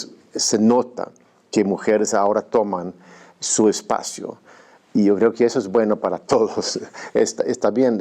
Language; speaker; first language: Spanish; non-native, fluent; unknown